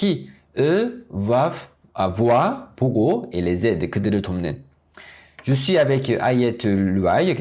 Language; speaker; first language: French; non-native, fluent; Korean